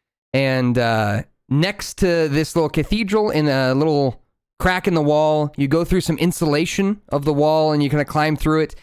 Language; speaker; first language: English; native; English